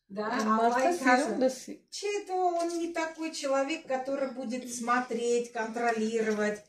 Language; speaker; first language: Russian; non-native, local second language; Armenian